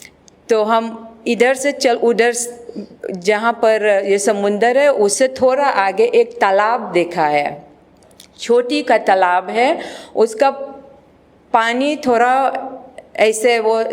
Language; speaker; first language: Hindi; non-native, local second language; Marathi